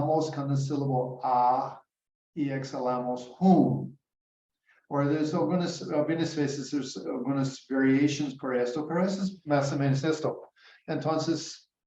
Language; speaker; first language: Spanish; non-native, learner; English